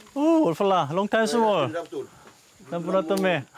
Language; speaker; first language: Korean; native; Korean